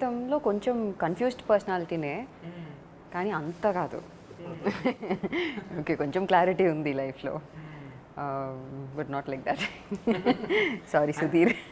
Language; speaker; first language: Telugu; non-native, learner; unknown